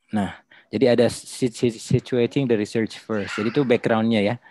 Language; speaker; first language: Indonesian; non-native, local second language; Sundanese